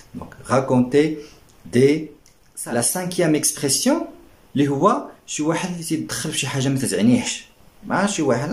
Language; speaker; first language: French; non-native, local second language; Arabic